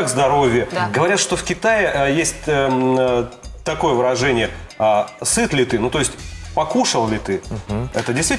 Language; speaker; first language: Russian; native; Russian